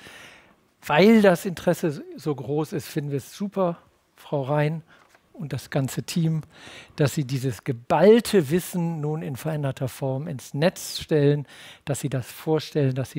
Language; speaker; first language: German; native; German